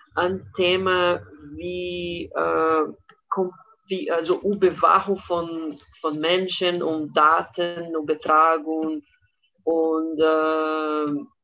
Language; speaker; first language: German; non-native, fluent; Portuguese